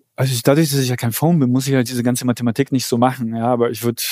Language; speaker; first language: German; early bilingual, other home language; Polish